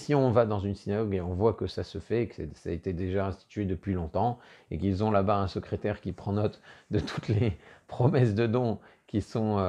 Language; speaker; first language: French; native; French